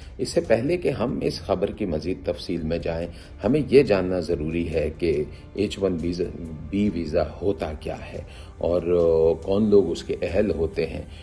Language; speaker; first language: Urdu; native; Urdu